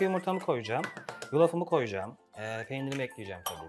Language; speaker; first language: Turkish; native; Turkish